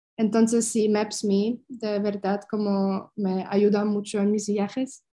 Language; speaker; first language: Spanish; non-native, learner; Polish